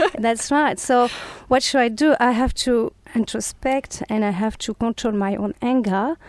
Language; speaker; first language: English; non-native, fluent; French